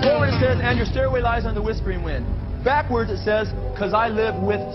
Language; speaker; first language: English; native; English